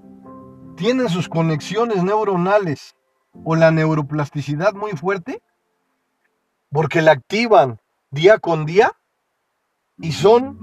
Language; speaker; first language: Spanish; native; Spanish